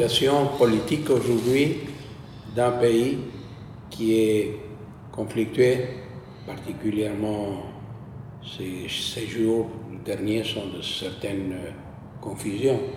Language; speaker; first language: French; non-native, fluent; Spanish